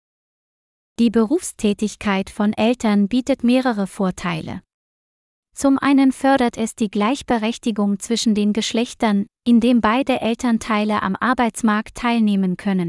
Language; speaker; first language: German; non-native, learner; Vietnamese